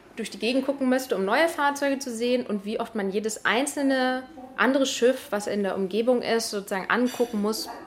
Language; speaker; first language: German; native; German